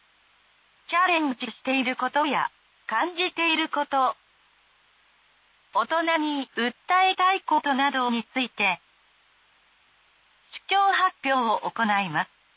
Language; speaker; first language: Japanese; native; Japanese